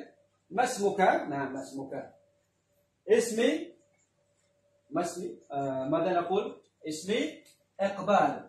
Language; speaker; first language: Arabic; non-native, fluent; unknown